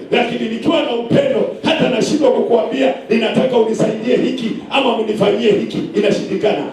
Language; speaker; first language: Swahili; non-native, local second language; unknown